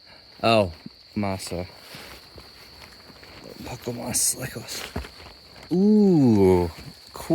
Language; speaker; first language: Spanish; non-native, learner; English